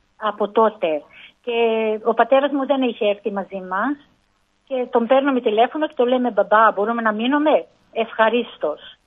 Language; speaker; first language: Greek; early bilingual, heritage; Greek